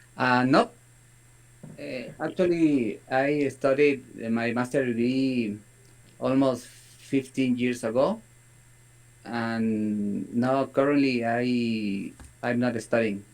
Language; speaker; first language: English; non-native, learner; Spanish